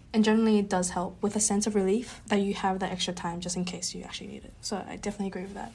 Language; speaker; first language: English; native; English